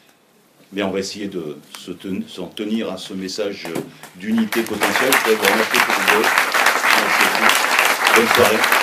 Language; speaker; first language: French; native; French